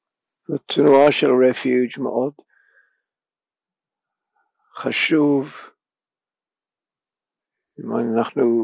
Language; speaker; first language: Hebrew; non-native, fluent; English